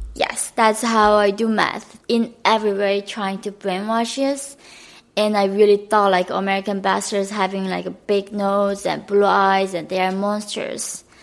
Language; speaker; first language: English; non-native, fluent; Korean